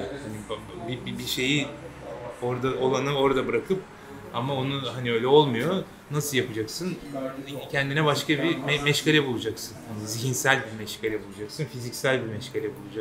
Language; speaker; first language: Turkish; native; Turkish